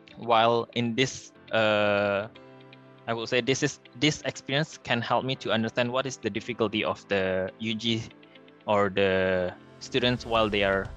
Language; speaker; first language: English; non-native, fluent; Indonesian